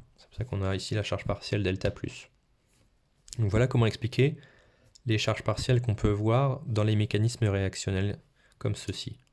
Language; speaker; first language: French; native; French